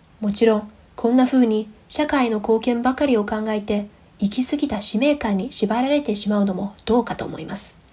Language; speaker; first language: Japanese; non-native, fluent; Chinese